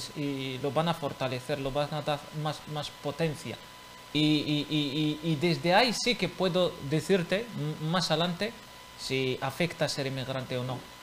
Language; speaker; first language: Spanish; non-native, fluent; Arabic